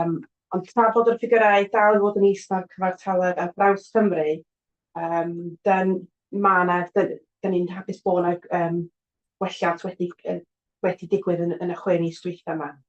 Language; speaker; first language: Welsh; native; Welsh